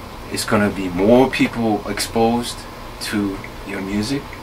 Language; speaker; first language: English; native; English